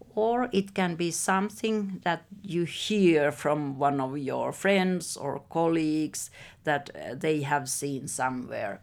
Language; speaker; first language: English; non-native, fluent; Finnish